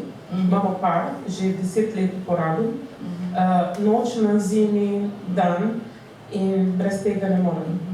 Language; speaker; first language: Slovenian; non-native, learner; Portuguese